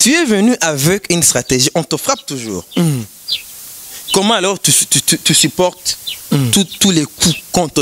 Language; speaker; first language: French; non-native, local second language; Rundi